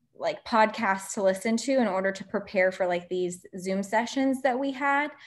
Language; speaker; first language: English; native; English